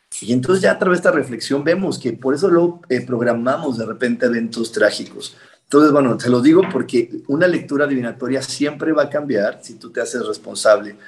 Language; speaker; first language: Spanish; native; Spanish